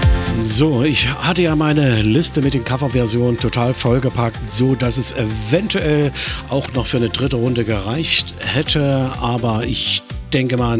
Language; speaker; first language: German; native; German